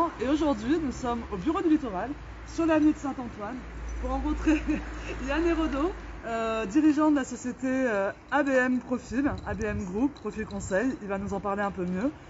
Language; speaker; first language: French; native; French